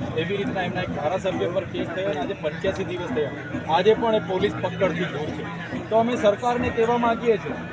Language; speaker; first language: Gujarati; non-native, local second language; Vasavi